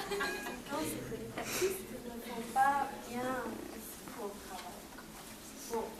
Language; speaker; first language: French; non-native, learner; Spanish